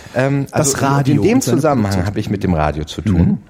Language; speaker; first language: German; native; German